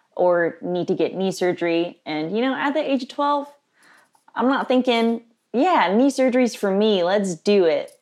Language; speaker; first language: English; native; English